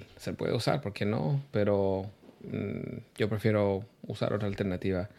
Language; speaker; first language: Spanish; early bilingual, heritage; Spanish